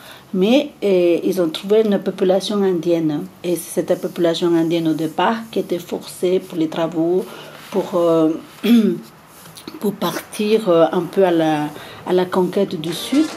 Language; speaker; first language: French; non-native, fluent; Spanish